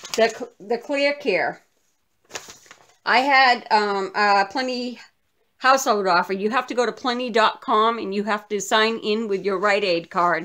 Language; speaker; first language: English; native; English